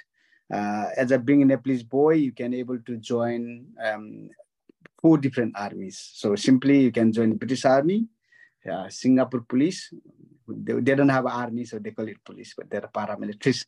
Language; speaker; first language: English; non-native, local second language; Nepali